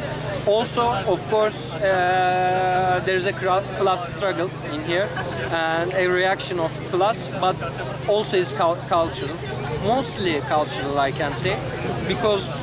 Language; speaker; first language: English; non-native, fluent; Turkish